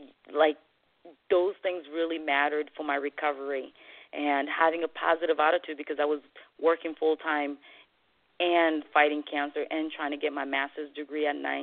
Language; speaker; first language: English; non-native, fluent; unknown